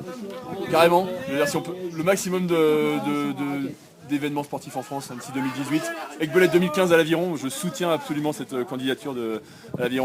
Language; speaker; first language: French; native; French